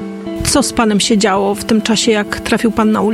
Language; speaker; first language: Polish; native; Polish